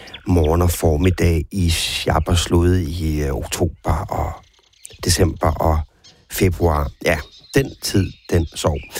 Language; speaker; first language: Danish; native; Danish